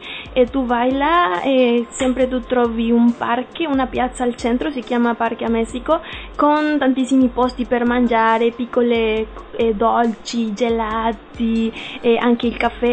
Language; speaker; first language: Italian; non-native, learner; Spanish